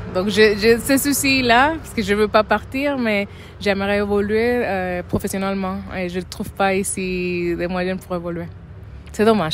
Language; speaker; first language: French; non-native, fluent; Spanish